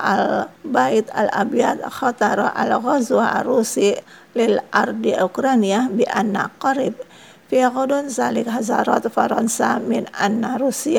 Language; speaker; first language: Arabic; non-native, fluent; Indonesian